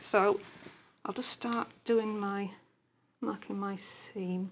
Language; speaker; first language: English; native; English